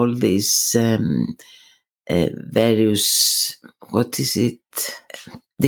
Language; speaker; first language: English; non-native, fluent; Greek